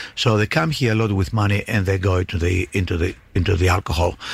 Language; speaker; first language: English; non-native, fluent; Greek